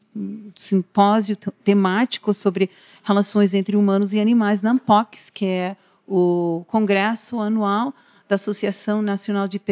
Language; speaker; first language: Portuguese; non-native, fluent; English